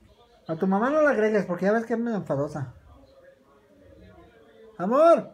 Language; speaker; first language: Spanish; native; Spanish